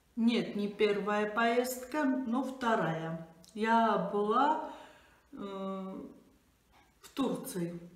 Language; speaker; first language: Russian; non-native, fluent; Armenian